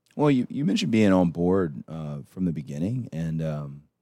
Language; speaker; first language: English; native; English